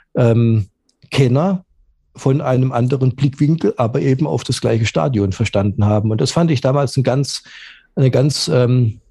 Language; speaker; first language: German; native; German